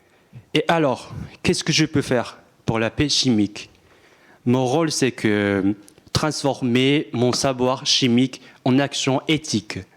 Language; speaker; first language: French; non-native, fluent; Japanese